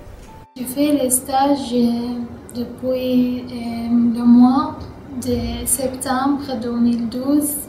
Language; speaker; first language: French; non-native, learner; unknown